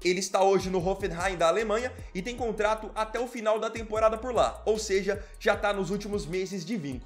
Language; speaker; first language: Portuguese; native; Portuguese